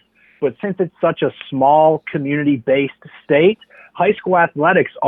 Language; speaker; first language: English; native; English